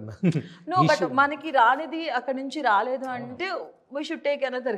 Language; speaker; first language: Telugu; native; Telugu